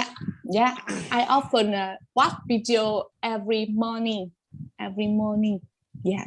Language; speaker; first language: English; non-native, learner; Vietnamese